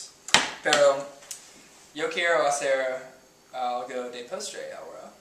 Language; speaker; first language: Spanish; non-native, learner; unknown